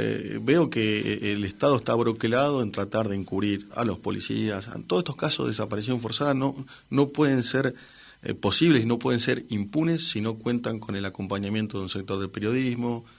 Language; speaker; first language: Spanish; native; Spanish